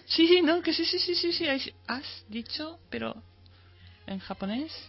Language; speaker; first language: Spanish; non-native, fluent; Japanese